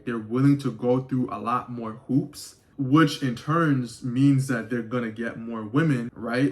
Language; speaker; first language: English; native; English